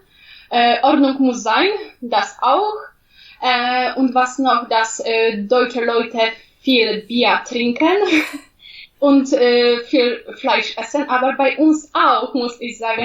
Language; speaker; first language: German; non-native, fluent; Polish